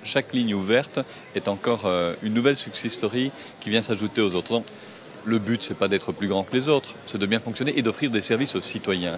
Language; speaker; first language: French; native; French